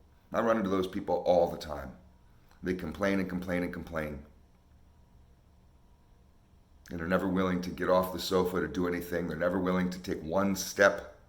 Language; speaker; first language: English; native; English